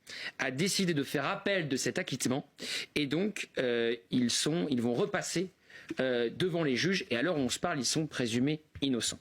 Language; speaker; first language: French; native; French